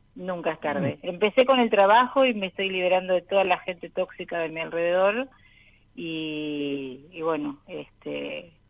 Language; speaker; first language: Spanish; native; Spanish